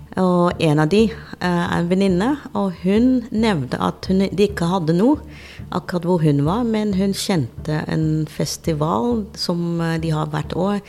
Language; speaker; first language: Norwegian; non-native, fluent; Dutch